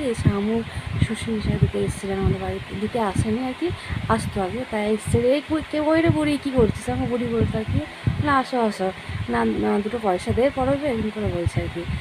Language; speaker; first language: Bangla; non-native, local second language; Hindi